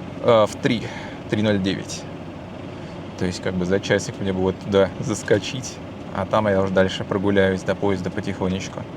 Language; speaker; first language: Russian; native; Russian